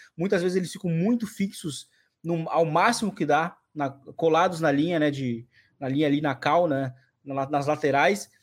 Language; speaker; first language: Portuguese; native; Portuguese